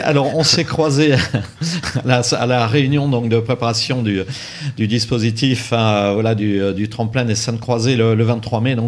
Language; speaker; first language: French; native; French